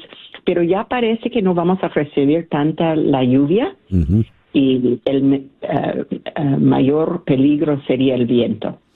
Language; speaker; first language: Spanish; early bilingual, heritage; Spanish